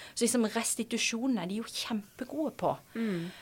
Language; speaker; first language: Norwegian; native; Norwegian